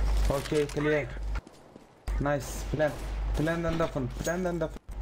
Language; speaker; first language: English; non-native, learner; Turkish